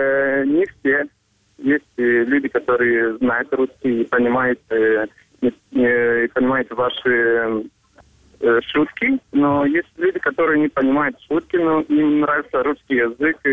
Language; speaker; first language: Russian; non-native, fluent; Romanian